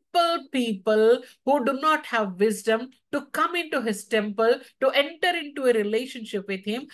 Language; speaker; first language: English; non-native, local second language; Telugu